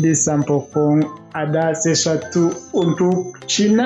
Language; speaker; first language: Indonesian; non-native, learner; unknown